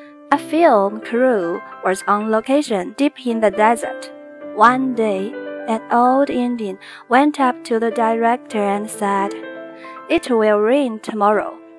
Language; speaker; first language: English; non-native, fluent; Chinese